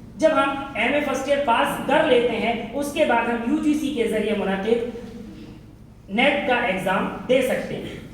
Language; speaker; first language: Urdu; native; Urdu